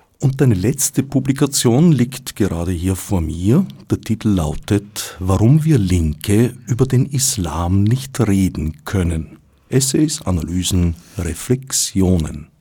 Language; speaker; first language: German; native; German